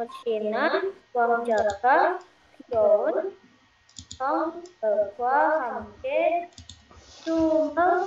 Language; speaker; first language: Korean; non-native, learner; Indonesian